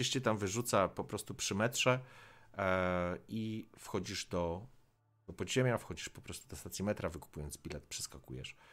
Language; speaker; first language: Polish; native; Polish